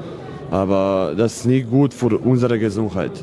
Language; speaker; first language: German; non-native, fluent; Croatian